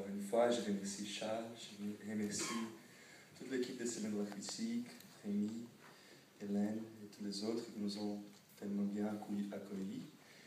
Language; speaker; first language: French; non-native, fluent; Portuguese